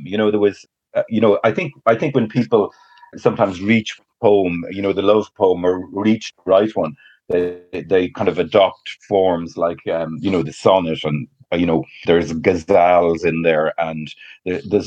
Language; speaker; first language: English; native; English